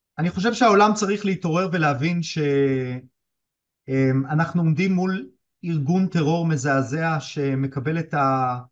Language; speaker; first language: Hebrew; native; Hebrew